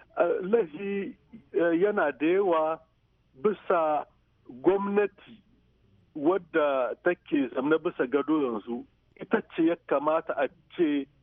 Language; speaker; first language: Hausa; native; Hausa